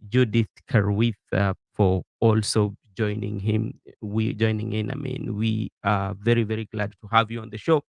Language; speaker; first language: English; non-native, local second language; Swahili